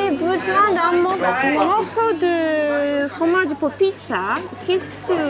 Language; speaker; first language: French; non-native, learner; Japanese